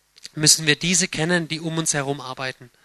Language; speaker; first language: German; native; German